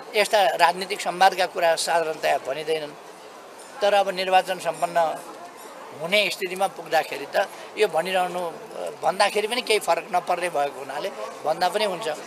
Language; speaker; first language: Nepali; native; Nepali